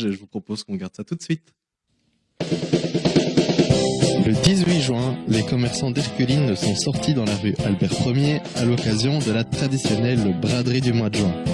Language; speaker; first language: French; native; French